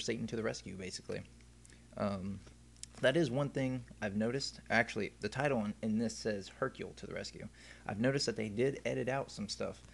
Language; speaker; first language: English; native; English